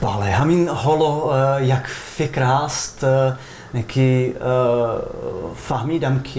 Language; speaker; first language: Persian; non-native, fluent; Czech